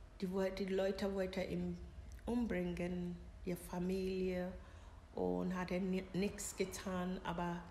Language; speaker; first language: German; non-native, learner; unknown